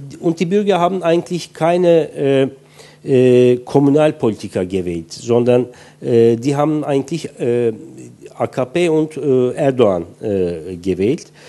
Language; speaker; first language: German; non-native, fluent; Turkish